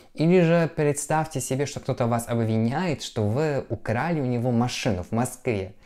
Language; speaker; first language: Russian; non-native, fluent; Polish